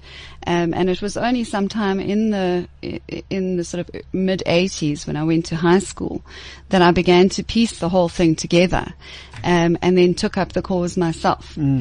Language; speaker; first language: English; native; English